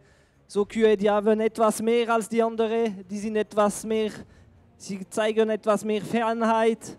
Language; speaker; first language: German; non-native, local second language; French